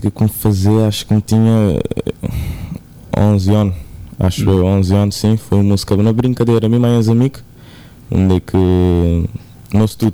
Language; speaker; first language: Portuguese; non-native, local second language; Kabuverdianu